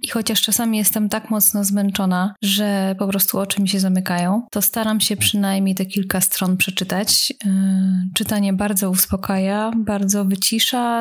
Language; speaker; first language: Polish; native; Polish